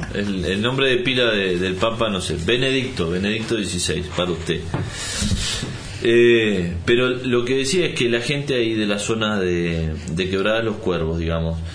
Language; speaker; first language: Spanish; native; Spanish